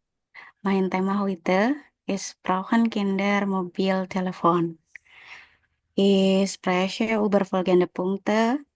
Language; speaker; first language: German; non-native, learner; Indonesian